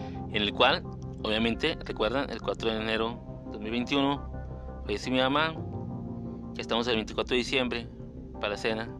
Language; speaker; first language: Spanish; native; Spanish